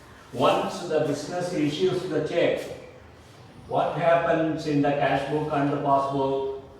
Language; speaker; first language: English; non-native, local second language; Tamil